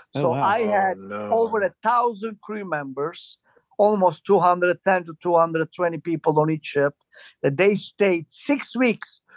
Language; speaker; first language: English; non-native, fluent; Turkish